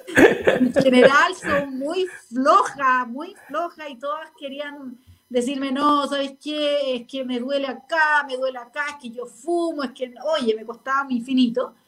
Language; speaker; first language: Spanish; native; Spanish